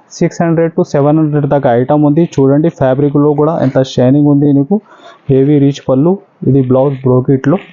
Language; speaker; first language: Telugu; non-native, local second language; Urdu